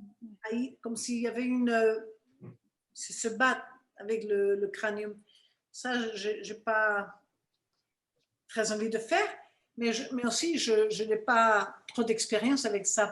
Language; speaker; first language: French; non-native, fluent; Spanish